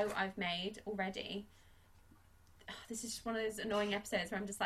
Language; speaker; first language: English; native; English